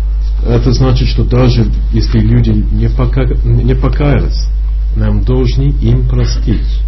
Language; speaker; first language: Russian; non-native, fluent; English